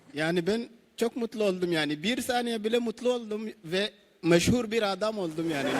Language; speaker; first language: Turkish; non-native, learner; Arabic